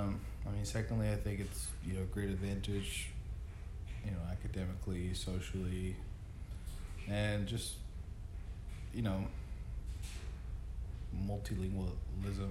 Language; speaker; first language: English; non-native, fluent; Spanish